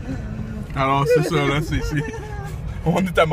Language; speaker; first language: French; native; French